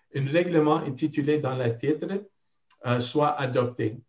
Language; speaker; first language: French; non-native, local second language; English